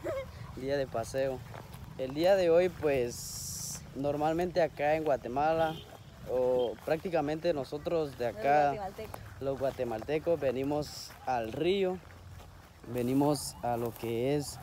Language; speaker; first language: Spanish; native; Spanish